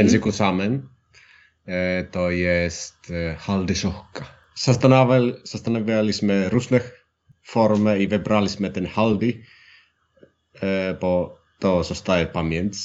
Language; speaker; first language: Polish; non-native, learner; Finnish